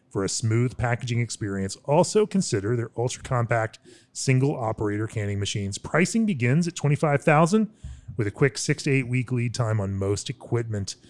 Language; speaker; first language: English; native; English